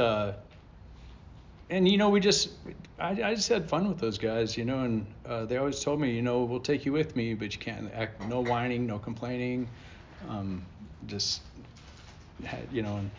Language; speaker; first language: English; native; English